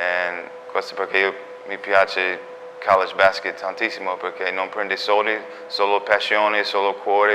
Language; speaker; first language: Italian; non-native, learner; English